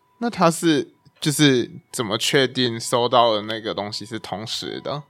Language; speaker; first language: Chinese; native; Chinese